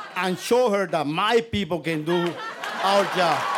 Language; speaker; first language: English; non-native, fluent; Spanish